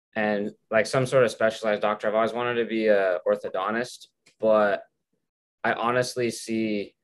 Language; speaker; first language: English; native; English